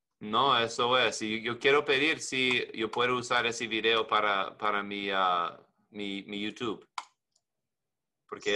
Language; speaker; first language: Spanish; non-native, learner; English